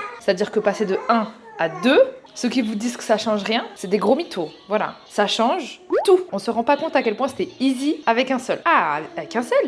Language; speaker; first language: French; native; French